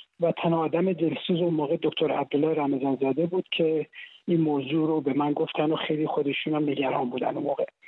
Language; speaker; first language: Persian; non-native, local second language; Central Kurdish